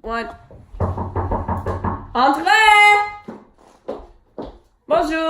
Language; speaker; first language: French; non-native, learner; English